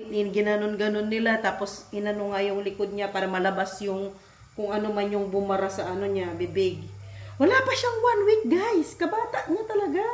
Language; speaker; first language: Filipino; non-native, local second language; Pampanga